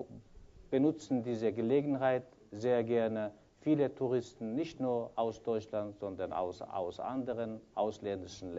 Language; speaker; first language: German; non-native, fluent; Kyrgyz